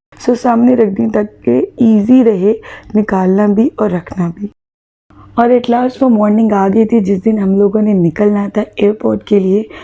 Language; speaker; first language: Urdu; native; Urdu